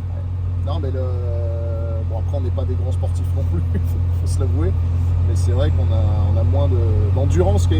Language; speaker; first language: French; native; French